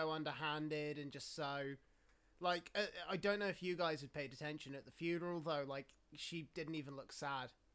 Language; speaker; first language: English; native; English